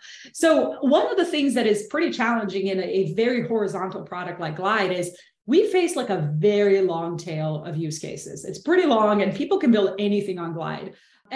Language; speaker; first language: English; non-native, fluent; Portuguese